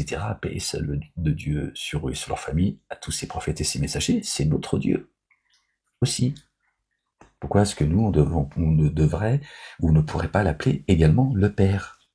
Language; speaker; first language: French; native; French